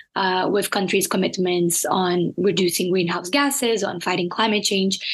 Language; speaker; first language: English; non-native, fluent; Portuguese